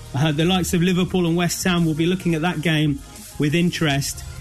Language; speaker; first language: English; native; English